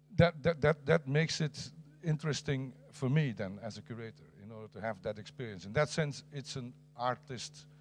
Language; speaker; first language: English; non-native, fluent; Dutch